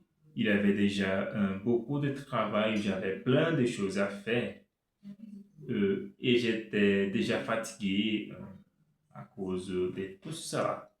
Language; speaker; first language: French; non-native, fluent; Portuguese